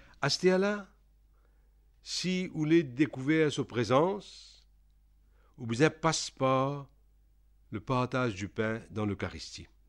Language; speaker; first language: French; non-native, local second language; Réunion Creole French